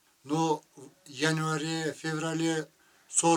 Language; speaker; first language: Russian; non-native, local second language; Kyrgyz